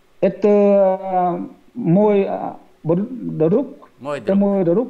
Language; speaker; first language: Russian; non-native, learner; Vietnamese